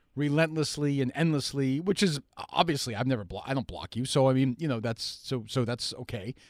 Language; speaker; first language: English; native; English